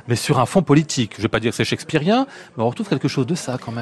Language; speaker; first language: French; native; French